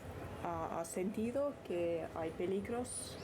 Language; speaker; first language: Spanish; non-native, learner; Finnish